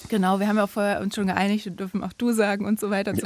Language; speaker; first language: German; native; German